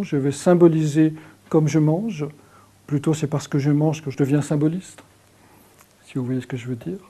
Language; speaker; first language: French; native; French